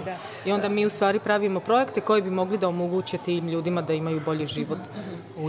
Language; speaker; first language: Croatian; early bilingual, other home language; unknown